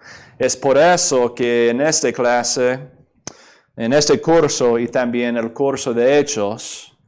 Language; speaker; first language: Spanish; non-native, fluent; English